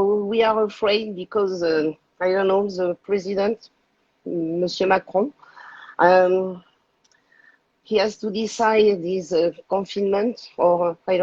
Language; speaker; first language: English; non-native, learner; French